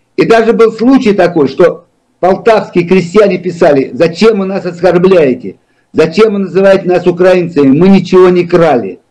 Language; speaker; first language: Russian; native; Russian